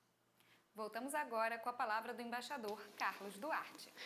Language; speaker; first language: Portuguese; native; Portuguese